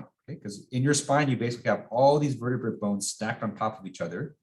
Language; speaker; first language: English; native; English